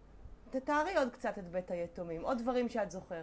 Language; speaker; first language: Hebrew; native; Hebrew